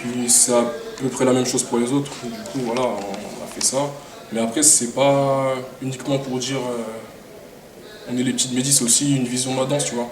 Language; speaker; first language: French; native; French